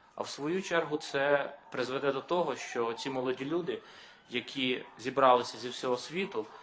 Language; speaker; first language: Ukrainian; native; Ukrainian